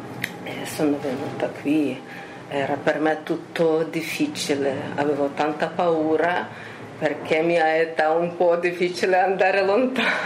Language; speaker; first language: Italian; non-native, learner; Russian